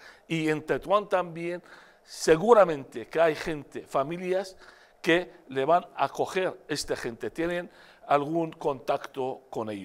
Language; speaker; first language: Spanish; non-native, fluent; Arabic